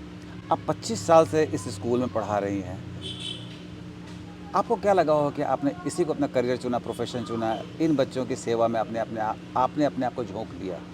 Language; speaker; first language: Hindi; native; Hindi